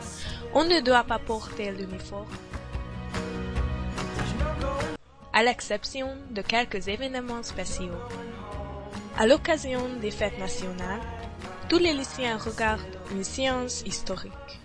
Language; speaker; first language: French; non-native, learner; Hungarian